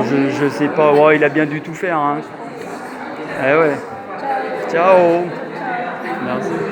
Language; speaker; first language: French; native; French